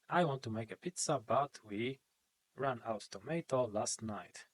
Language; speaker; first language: English; non-native, fluent; Polish